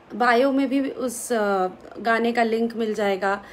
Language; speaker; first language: Hindi; native; Hindi